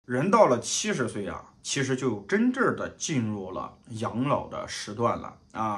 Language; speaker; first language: Chinese; native; Chinese